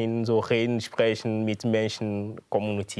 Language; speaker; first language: German; non-native, fluent; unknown